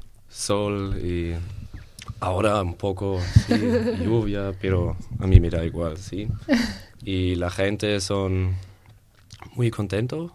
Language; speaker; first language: Spanish; non-native, learner; German